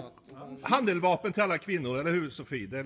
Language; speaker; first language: Swedish; native; Swedish